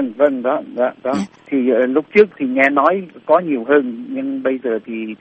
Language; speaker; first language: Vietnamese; early bilingual, heritage; Vietnamese